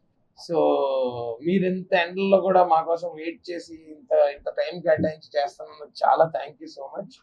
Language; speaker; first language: Telugu; native; Telugu